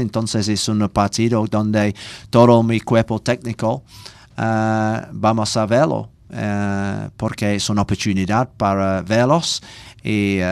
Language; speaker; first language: Spanish; non-native, learner; English